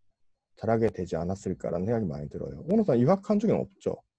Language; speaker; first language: Korean; non-native, fluent; Japanese